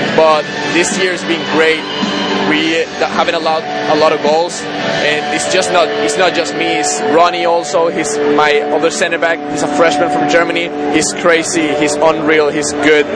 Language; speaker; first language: English; non-native, fluent; Spanish